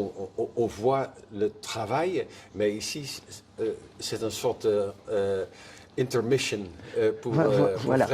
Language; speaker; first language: French; non-native, fluent; Dutch